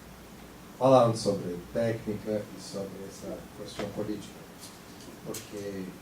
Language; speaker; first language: Portuguese; non-native, fluent; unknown